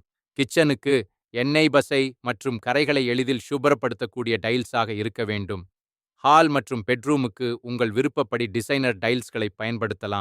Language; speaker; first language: Tamil; native; Tamil